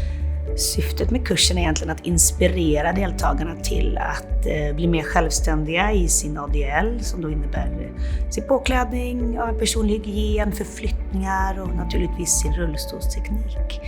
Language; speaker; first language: Swedish; native; Swedish